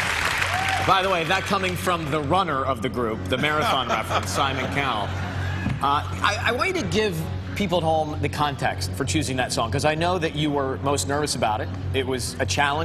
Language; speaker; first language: English; native; English